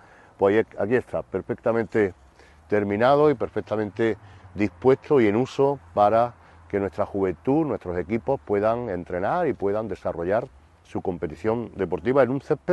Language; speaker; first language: Spanish; native; Spanish